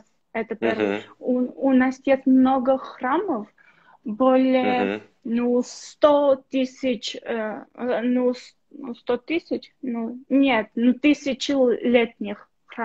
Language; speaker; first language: Russian; non-native, local second language; Armenian